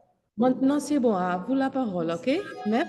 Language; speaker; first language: French; non-native, learner; Spanish